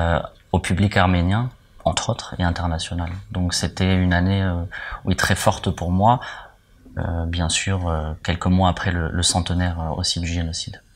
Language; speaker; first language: French; early bilingual, heritage; French